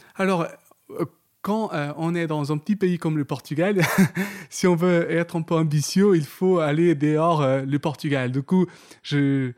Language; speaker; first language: French; non-native, fluent; Portuguese